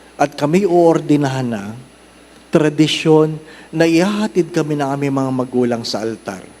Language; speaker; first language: Filipino; non-native, local second language; Cebuano